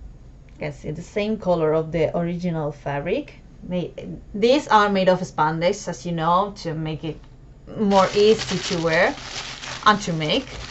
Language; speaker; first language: English; non-native, fluent; Spanish